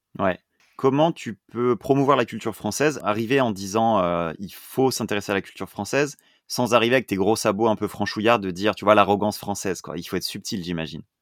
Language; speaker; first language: French; native; French